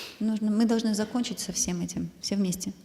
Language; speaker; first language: Russian; native; Russian